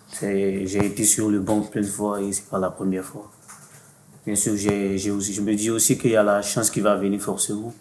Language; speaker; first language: French; non-native, fluent; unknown